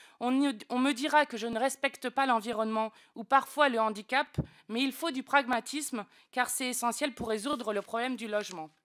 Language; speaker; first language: French; native; French